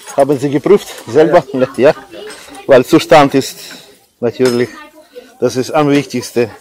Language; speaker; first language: German; non-native, learner; Russian